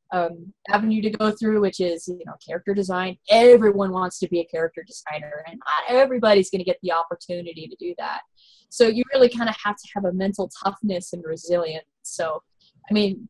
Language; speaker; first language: English; native; English